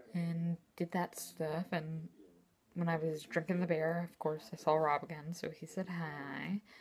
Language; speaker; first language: English; native; English